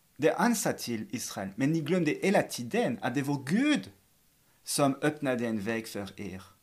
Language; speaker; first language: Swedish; non-native, fluent; French